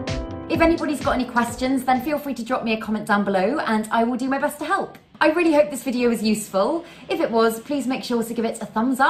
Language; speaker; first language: English; native; English